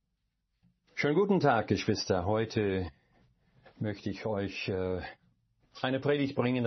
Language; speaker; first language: German; non-native, fluent; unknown